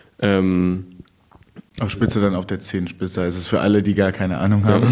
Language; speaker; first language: German; native; German